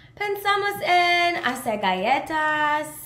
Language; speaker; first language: Spanish; non-native, learner; English